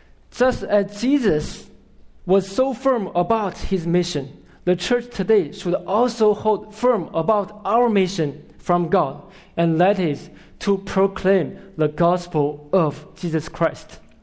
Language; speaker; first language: English; non-native, fluent; Chinese